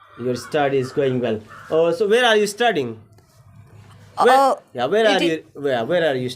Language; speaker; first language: English; non-native, learner; Hindi